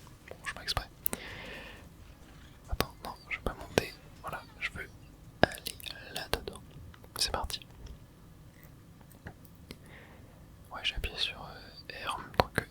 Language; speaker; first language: French; native; French